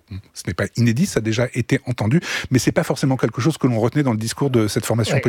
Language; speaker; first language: French; native; French